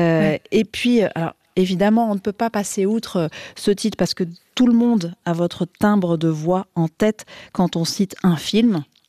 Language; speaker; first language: French; native; French